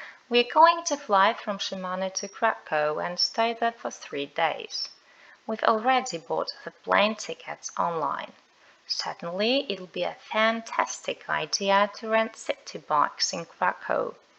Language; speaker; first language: English; non-native, fluent; Polish